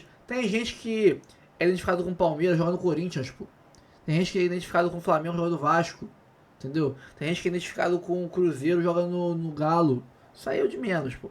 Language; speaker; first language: Portuguese; native; Portuguese